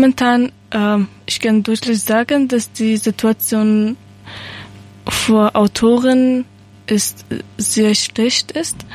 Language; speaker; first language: German; non-native, learner; Persian